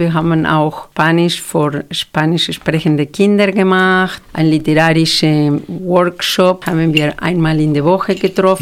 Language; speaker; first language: German; non-native, fluent; Spanish